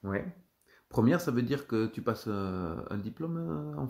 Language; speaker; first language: French; native; French